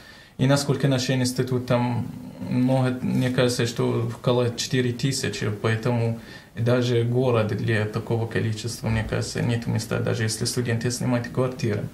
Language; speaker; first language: Russian; non-native, learner; Arabic